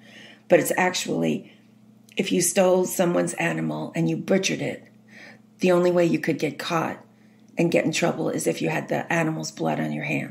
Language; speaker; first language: English; native; English